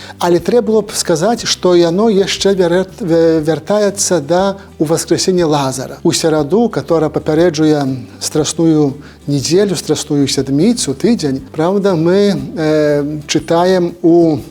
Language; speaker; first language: Belarusian; native; Belarusian